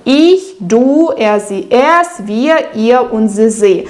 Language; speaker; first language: German; non-native, fluent; Ukrainian